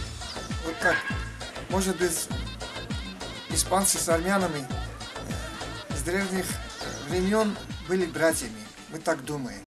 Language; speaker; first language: Russian; non-native, fluent; Armenian